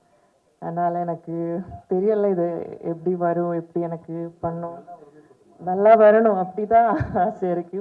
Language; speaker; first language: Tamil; non-native, learner; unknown